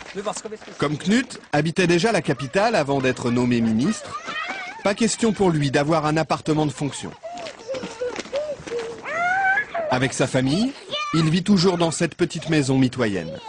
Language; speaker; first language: French; native; French